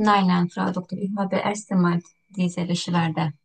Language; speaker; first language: German; non-native, learner; Turkish